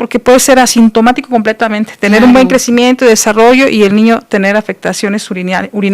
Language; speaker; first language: Spanish; native; Spanish